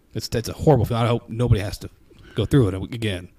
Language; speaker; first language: English; native; English